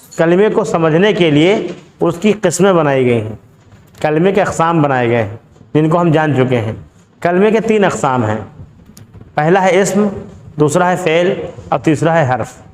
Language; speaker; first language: Hindi; native; Hindi